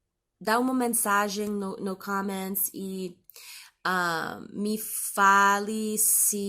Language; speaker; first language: Portuguese; non-native, learner; English